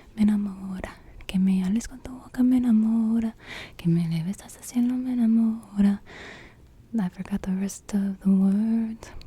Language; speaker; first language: Spanish; early bilingual, heritage; Spanish